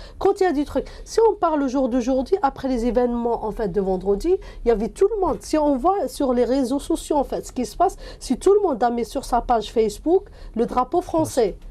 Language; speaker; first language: French; non-native, local second language; Arabic